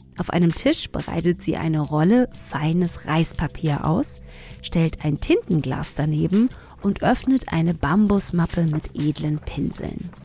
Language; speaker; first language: German; early bilingual, other home language; Tigrinya